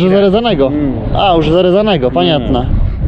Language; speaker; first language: Russian; non-native, learner; Polish